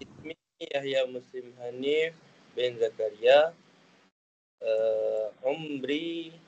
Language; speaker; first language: Arabic; non-native, learner; Malay